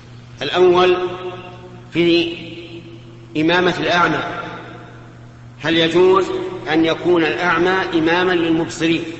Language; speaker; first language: Arabic; native; Arabic